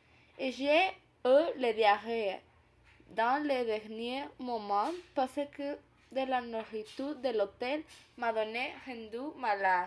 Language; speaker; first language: French; non-native, learner; Spanish